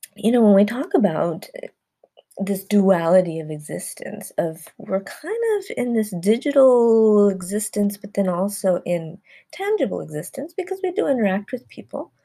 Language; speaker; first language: English; early bilingual, other home language; Spanish